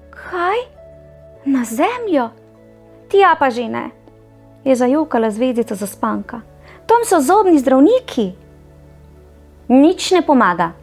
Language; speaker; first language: Slovenian; native; Slovenian